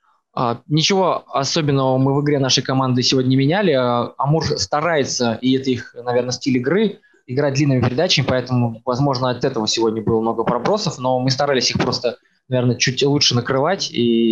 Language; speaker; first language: Russian; native; Russian